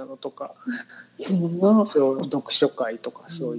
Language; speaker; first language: Japanese; native; Japanese